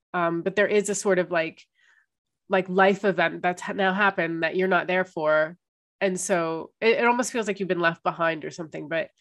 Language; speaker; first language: English; native; English